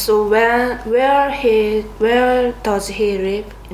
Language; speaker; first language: English; non-native, learner; Korean